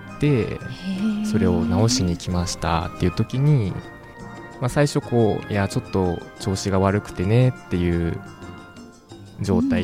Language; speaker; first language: Japanese; native; Japanese